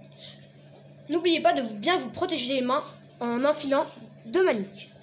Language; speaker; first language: French; native; French